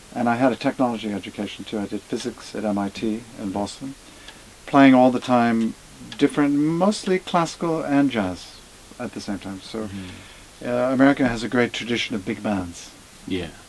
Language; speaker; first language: English; native; English